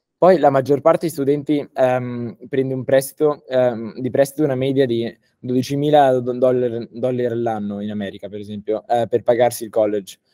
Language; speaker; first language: Italian; early bilingual, heritage; Italian